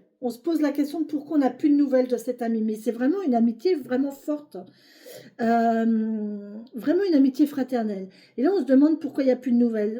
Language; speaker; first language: French; native; French